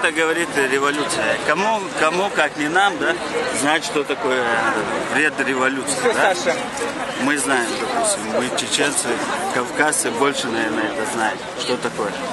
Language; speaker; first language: Russian; non-native, local second language; Chechen